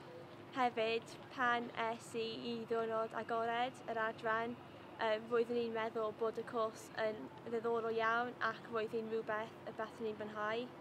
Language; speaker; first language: Welsh; non-native, local second language; English